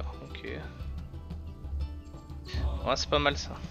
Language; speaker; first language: French; native; French